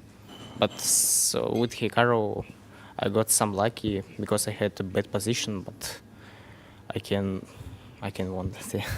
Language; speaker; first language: English; non-native, learner; Russian